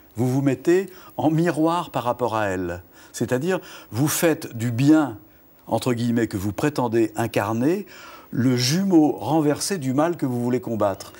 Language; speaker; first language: French; native; French